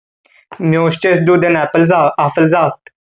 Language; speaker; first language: German; non-native, learner; Hindi